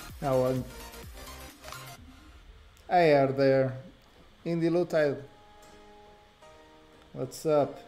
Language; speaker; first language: English; non-native, learner; Portuguese